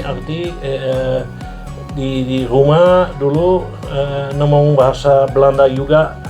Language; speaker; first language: Indonesian; non-native, fluent; Dutch